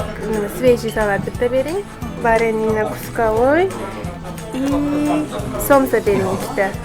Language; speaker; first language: Korean; non-native, fluent; Uzbek